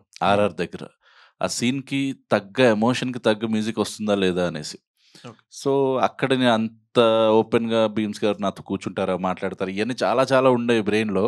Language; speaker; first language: Telugu; native; Telugu